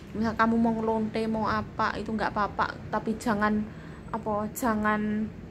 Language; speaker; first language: Indonesian; non-native, local second language; Javanese